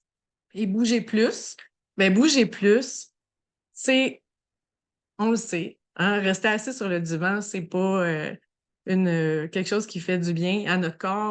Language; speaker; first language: French; native; French